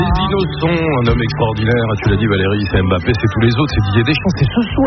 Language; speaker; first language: French; native; French